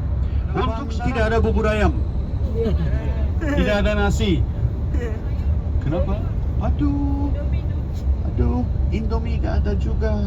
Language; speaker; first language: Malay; non-native, fluent; Turkish